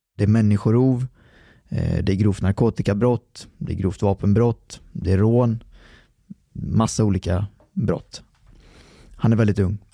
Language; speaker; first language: Swedish; early bilingual, other home language; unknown